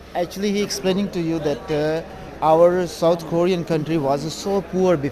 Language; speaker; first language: English; non-native, local second language; Urdu